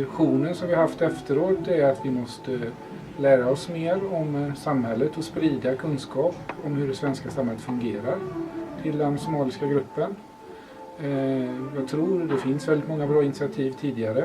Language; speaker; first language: Swedish; native; Swedish